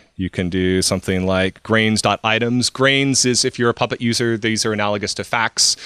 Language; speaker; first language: English; native; English